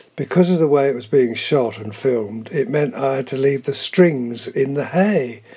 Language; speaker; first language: English; native; English